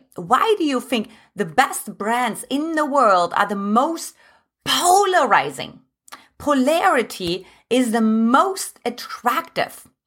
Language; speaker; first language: English; non-native, fluent; German